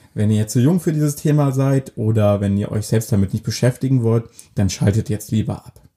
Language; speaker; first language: German; native; German